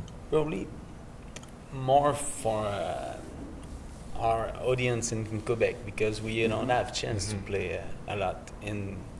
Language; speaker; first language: English; non-native, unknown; French